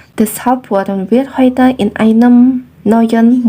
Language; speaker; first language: German; non-native, fluent; Indonesian